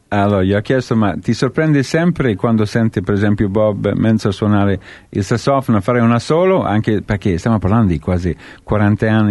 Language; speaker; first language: Italian; non-native, fluent; English